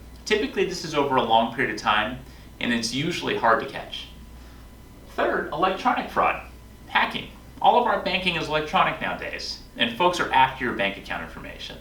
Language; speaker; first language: English; native; English